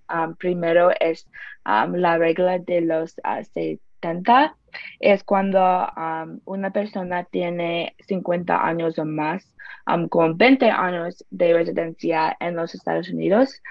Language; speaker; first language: Spanish; non-native, learner; English